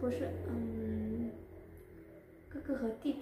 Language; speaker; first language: Chinese; non-native, learner; Vietnamese